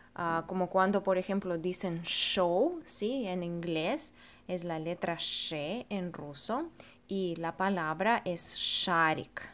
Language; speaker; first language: Spanish; non-native, fluent; Russian